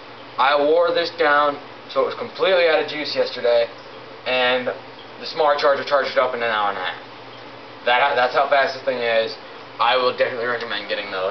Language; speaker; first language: English; native; English